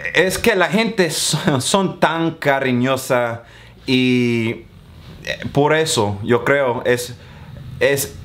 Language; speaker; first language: Spanish; non-native, fluent; English